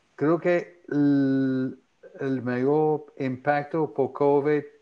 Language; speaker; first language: Spanish; non-native, fluent; English